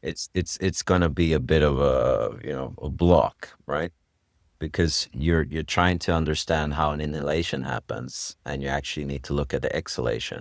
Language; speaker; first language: English; non-native, fluent; Swedish